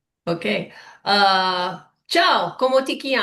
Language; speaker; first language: Italian; non-native, learner; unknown